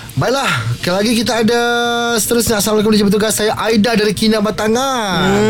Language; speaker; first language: Malay; native; Malay